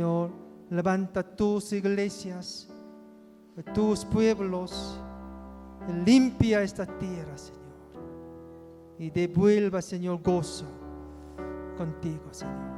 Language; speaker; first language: Spanish; non-native, fluent; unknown